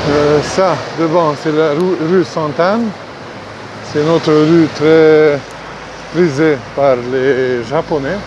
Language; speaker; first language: French; non-native, fluent; Hungarian